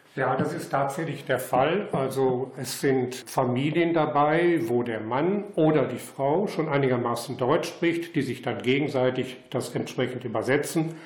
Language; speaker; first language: German; native; German